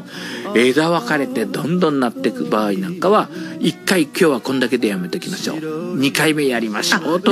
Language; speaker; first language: Japanese; native; Japanese